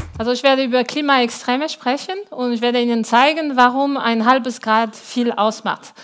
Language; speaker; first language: German; non-native, local second language; French